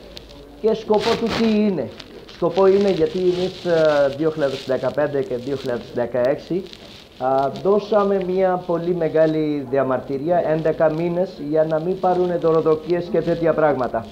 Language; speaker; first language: Greek; non-native, learner; Urdu